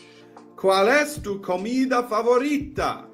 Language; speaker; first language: Spanish; non-native, learner; Welsh